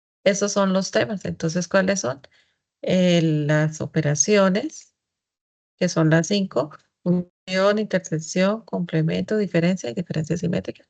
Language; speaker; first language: Spanish; native; Spanish